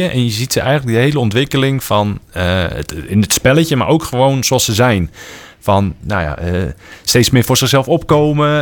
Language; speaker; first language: Dutch; native; Dutch